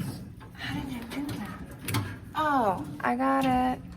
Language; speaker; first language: English; native; English